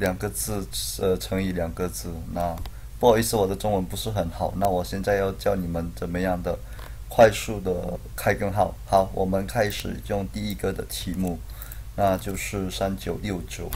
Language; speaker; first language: Chinese; non-native, fluent; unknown